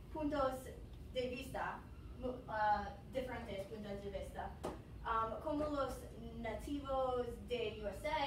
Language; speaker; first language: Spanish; non-native, learner; English